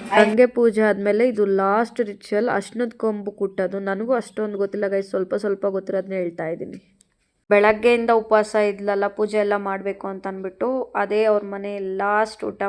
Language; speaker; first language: Kannada; non-native, local second language; Telugu